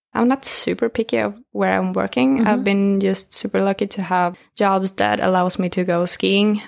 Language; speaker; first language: English; non-native, fluent; Swedish